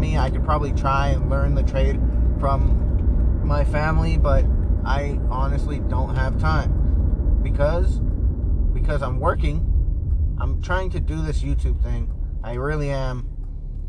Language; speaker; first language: English; native; English